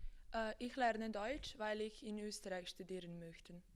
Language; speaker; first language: German; non-native, learner; Serbian